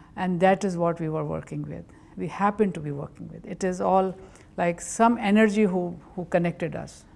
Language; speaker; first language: English; non-native, local second language; Urdu